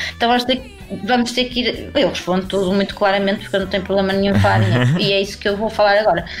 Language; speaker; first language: Portuguese; native; Portuguese